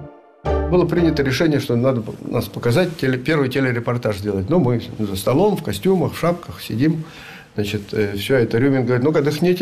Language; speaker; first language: Russian; native; Russian